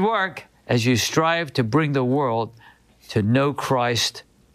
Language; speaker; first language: English; native; English